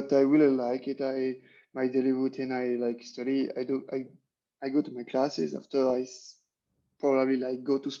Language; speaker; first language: English; non-native, learner; French